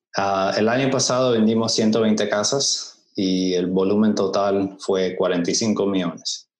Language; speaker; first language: Spanish; early bilingual, heritage; Spanish